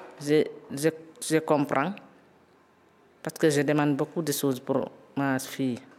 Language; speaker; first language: French; non-native, learner; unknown